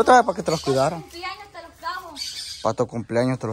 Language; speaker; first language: Spanish; native; Spanish